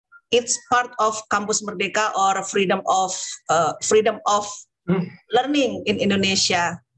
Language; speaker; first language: English; non-native, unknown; Indonesian